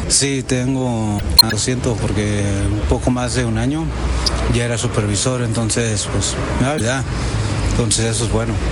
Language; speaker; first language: Spanish; early bilingual, heritage; Spanish